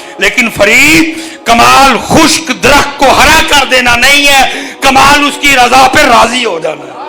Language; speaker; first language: Urdu; non-native, local second language; Punjabi